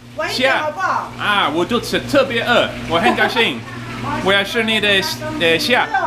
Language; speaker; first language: Chinese; non-native, learner; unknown